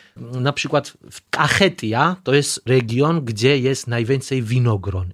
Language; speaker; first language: Polish; non-native, learner; Georgian